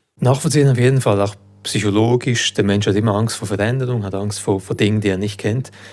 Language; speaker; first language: German; early bilingual, other home language; Croatian